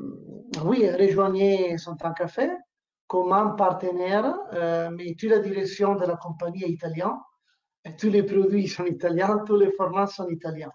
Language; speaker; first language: French; non-native, learner; Italian